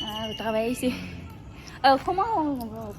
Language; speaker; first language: French; non-native, learner; Kazakh